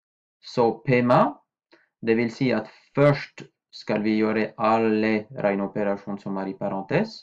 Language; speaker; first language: Norwegian; non-native, fluent; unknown